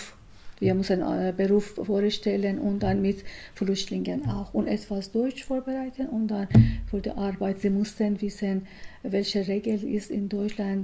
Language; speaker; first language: German; non-native, learner; Persian